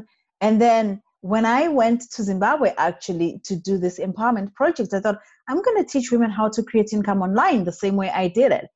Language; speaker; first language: English; non-native, local second language; Shona